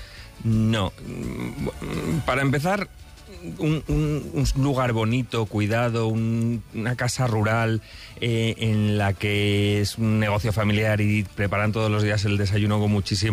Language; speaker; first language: Spanish; native; Spanish